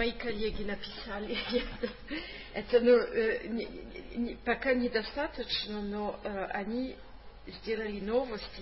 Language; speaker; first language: Russian; non-native, fluent; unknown